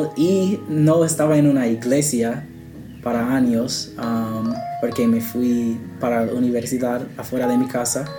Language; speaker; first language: Spanish; non-native, learner; English